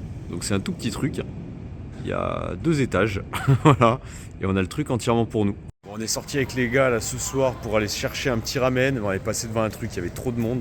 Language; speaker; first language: French; native; French